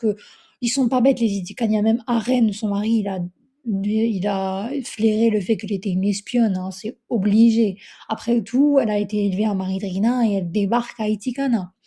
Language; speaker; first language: French; native; French